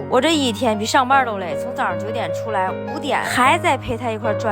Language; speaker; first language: Chinese; native; Chinese